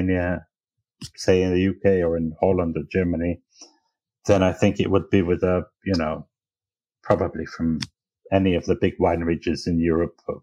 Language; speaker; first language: English; native; English